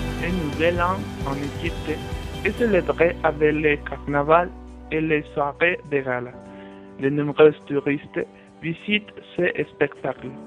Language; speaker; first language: French; non-native, learner; Spanish